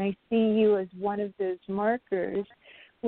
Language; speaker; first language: English; non-native, local second language; Urdu